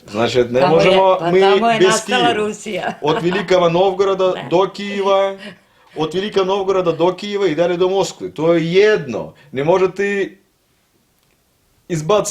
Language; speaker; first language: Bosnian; non-native, learner; Russian